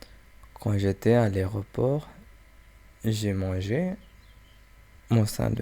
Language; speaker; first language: French; non-native, learner; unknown